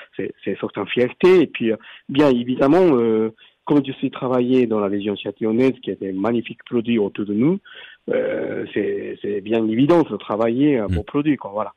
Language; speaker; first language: French; non-native, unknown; Japanese